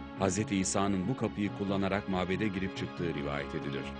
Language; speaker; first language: Turkish; native; Turkish